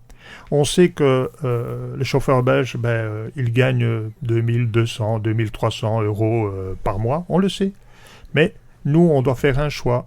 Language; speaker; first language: French; native; French